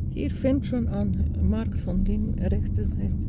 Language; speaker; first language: German; non-native, learner; Russian